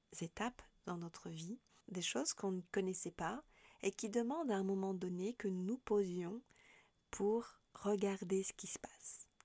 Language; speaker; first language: French; native; French